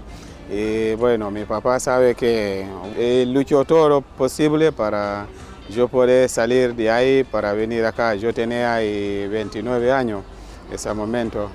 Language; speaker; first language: Spanish; non-native, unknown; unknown